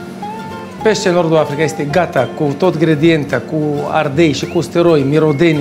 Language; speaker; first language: Romanian; non-native, fluent; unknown